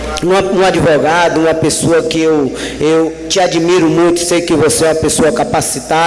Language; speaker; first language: Portuguese; native; Portuguese